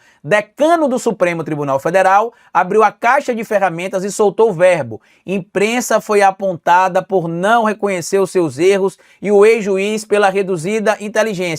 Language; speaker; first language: Portuguese; native; Portuguese